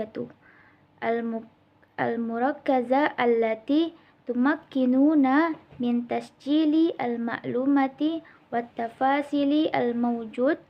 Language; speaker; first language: Arabic; non-native, learner; Indonesian